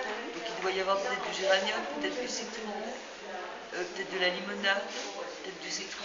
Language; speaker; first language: French; native; French